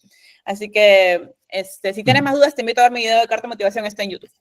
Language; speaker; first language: Spanish; native; Spanish